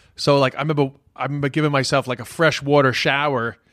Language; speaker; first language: English; native; English